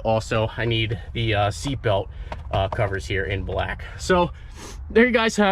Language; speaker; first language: English; native; English